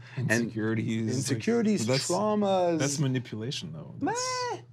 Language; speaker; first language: English; non-native, fluent; Turkish